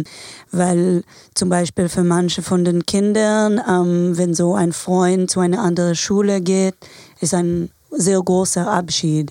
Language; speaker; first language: German; non-native, fluent; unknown